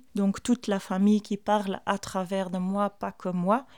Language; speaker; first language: French; non-native, fluent; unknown